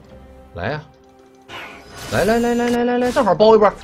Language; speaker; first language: Chinese; native; Chinese